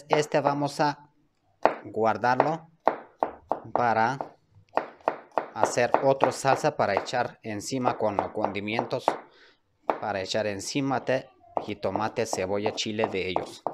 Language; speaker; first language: Spanish; non-native, learner; Turkish